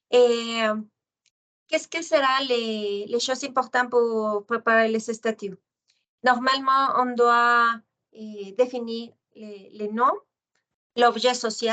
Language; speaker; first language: French; non-native, fluent; Spanish